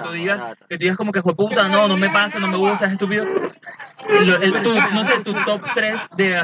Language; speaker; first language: Spanish; native; Spanish